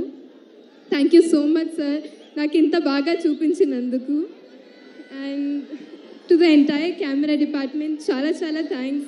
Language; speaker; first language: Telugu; non-native, fluent; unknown